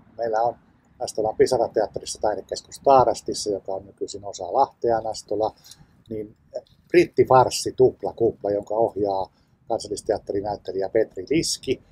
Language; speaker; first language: Finnish; native; Finnish